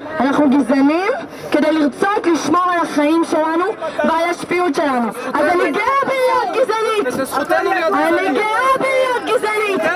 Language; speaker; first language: Hebrew; native; Hebrew